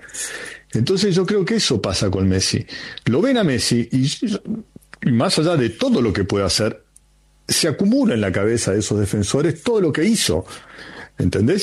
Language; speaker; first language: Spanish; native; Spanish